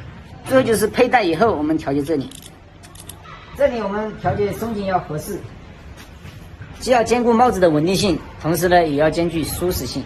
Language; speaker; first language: Chinese; native; Chinese